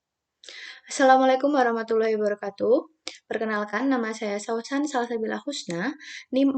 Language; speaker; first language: Indonesian; native; Indonesian